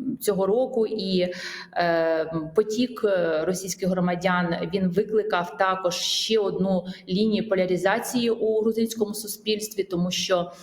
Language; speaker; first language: Ukrainian; non-native, fluent; Georgian